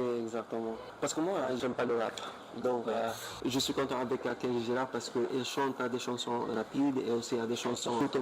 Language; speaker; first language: French; non-native, fluent; Filipino